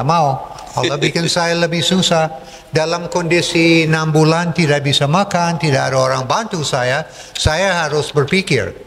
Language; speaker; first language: Indonesian; non-native, fluent; English